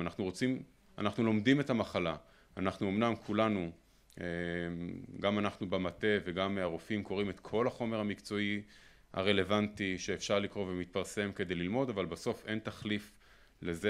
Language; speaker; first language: Hebrew; native; Hebrew